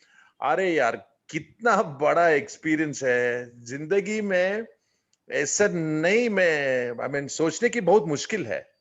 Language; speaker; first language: Hindi; non-native, learner; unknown